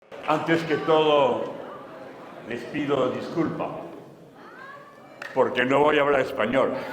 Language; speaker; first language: Spanish; non-native, fluent; French